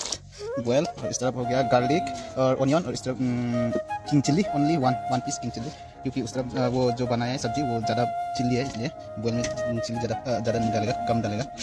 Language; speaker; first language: Hindi; non-native, local second language; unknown